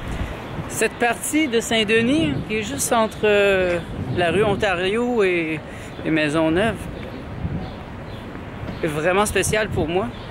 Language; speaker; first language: French; native; French